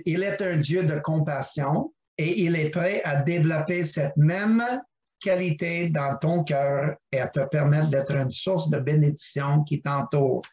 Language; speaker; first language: French; non-native, local second language; English